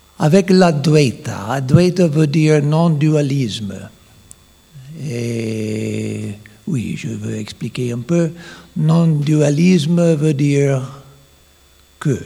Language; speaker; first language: French; non-native, fluent; English